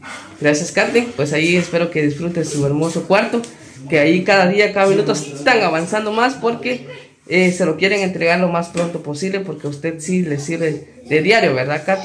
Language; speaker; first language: Spanish; native; Spanish